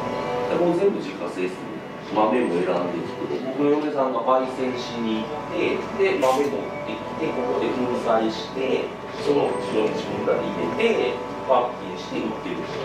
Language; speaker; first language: Japanese; native; Japanese